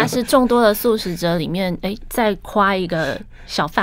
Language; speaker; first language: Chinese; native; Chinese